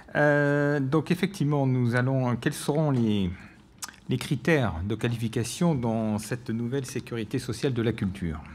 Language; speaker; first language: French; native; French